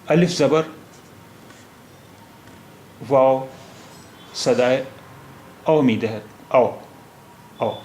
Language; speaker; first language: Persian; non-native, learner; Urdu